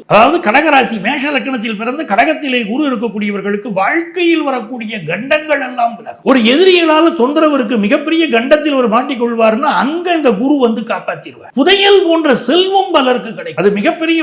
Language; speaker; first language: Tamil; native; Tamil